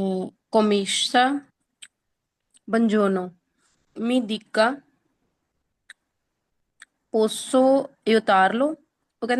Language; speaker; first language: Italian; non-native, learner; Punjabi